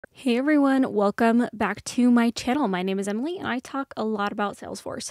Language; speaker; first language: English; native; English